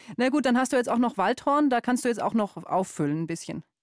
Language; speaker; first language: German; native; German